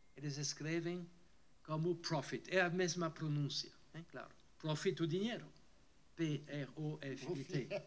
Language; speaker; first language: Portuguese; non-native, fluent; French